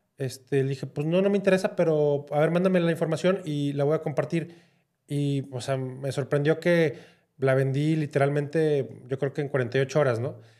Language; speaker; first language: Spanish; native; Spanish